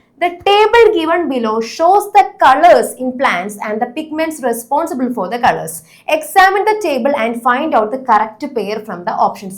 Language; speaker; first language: English; non-native, local second language; Malayalam